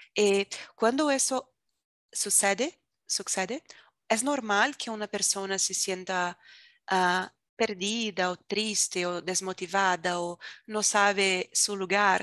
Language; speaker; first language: Spanish; non-native, fluent; Portuguese